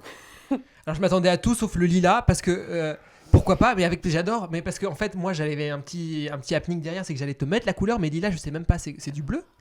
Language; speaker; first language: French; native; French